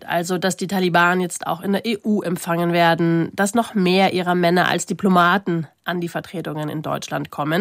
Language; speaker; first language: German; native; German